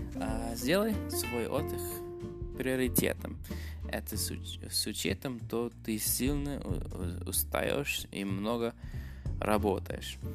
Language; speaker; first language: Russian; non-native, fluent; English